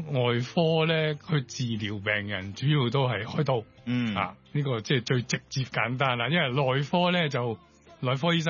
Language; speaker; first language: Cantonese; native; Cantonese